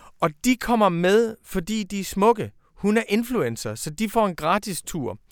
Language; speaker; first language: Danish; native; Danish